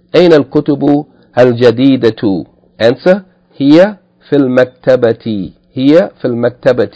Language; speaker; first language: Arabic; non-native, fluent; English